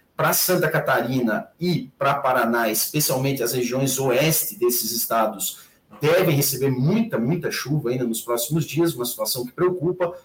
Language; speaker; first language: Portuguese; native; Portuguese